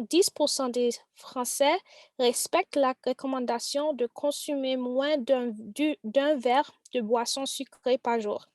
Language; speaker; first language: French; non-native, learner; English